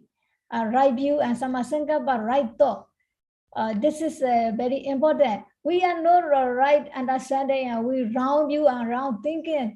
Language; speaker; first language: English; non-native, learner; Burmese